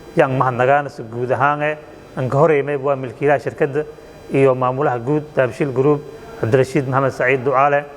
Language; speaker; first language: Somali; non-native, local second language; Maay